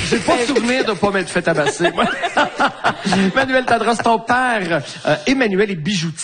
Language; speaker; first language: French; native; French